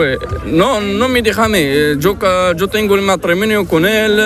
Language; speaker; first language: Spanish; non-native, learner; Arabic